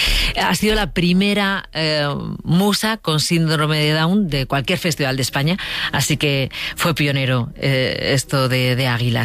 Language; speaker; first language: Spanish; native; Spanish